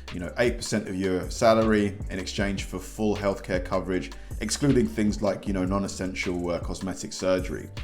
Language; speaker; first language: English; native; English